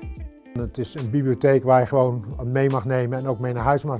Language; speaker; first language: Dutch; native; Dutch